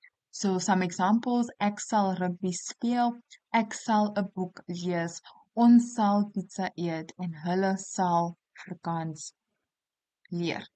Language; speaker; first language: Afrikaans; non-native, local second language; English